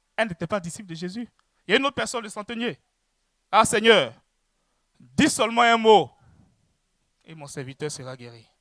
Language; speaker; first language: French; native; French